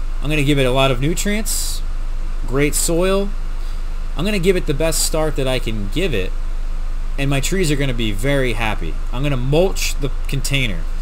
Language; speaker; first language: English; native; English